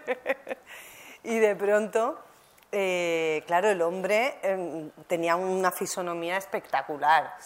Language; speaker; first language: Spanish; native; Spanish